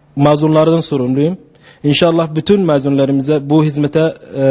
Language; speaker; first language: Turkish; non-native, learner; Arabic